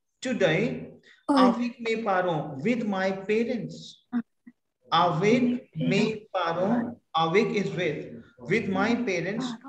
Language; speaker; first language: French; non-native, fluent; Hindi